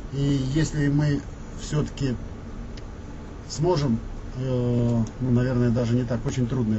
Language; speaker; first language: Russian; native; Russian